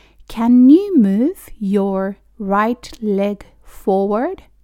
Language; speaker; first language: English; non-native, fluent; Japanese